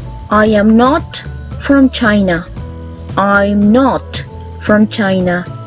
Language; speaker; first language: English; non-native, fluent; Spanish